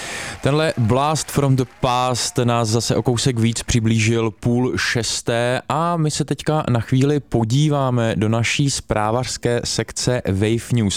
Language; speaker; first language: Czech; native; Czech